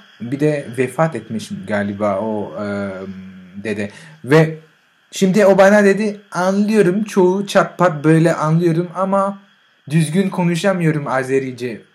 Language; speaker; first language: Turkish; non-native, fluent; French